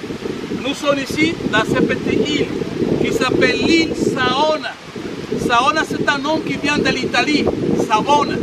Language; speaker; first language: French; non-native, fluent; Spanish